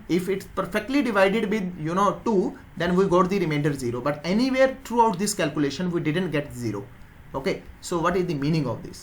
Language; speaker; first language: English; non-native, local second language; Hindi